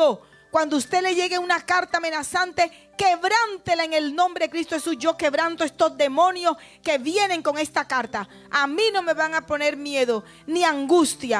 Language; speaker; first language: Spanish; native; Spanish